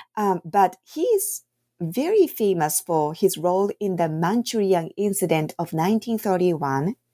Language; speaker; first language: English; non-native, fluent; Japanese